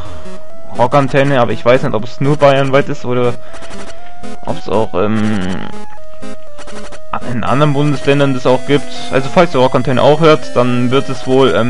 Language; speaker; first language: German; native; German